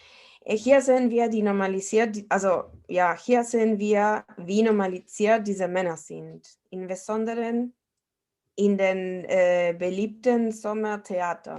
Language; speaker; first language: German; non-native, fluent; Spanish